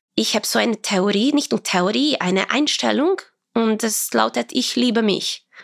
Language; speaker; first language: German; non-native, fluent; Croatian